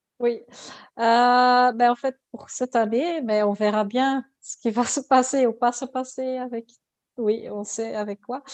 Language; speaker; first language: French; non-native, learner; Dutch